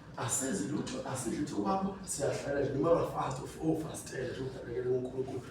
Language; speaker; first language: Zulu; native; Zulu